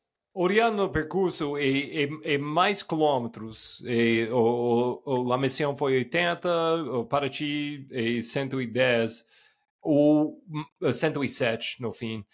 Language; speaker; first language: Portuguese; non-native, fluent; English